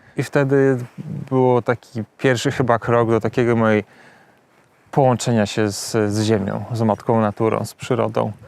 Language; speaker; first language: Polish; native; Polish